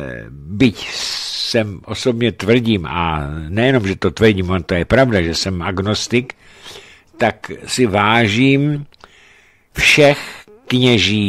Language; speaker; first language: Czech; native; Czech